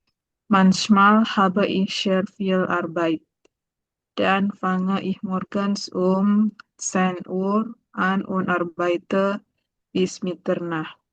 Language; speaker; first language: German; non-native, learner; Indonesian